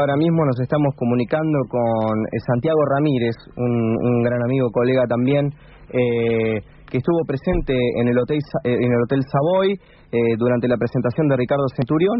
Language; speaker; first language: Spanish; native; Spanish